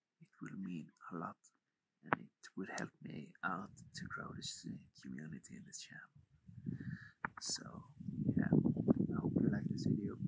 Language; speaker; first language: English; non-native, fluent; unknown